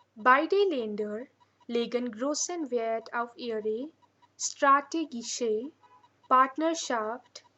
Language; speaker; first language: German; non-native, learner; Hindi